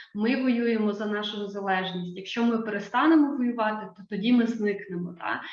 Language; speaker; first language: Ukrainian; native; Ukrainian